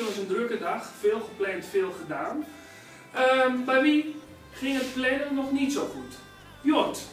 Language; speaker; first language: Dutch; native; Dutch